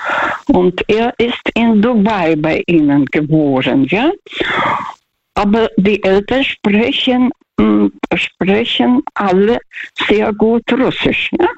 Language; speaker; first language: German; non-native, fluent; Russian